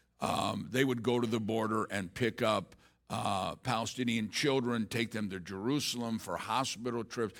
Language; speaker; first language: English; native; English